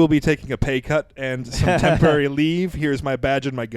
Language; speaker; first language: English; native; English